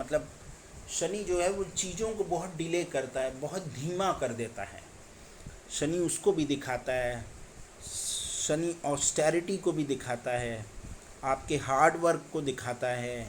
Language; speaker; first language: Hindi; native; Hindi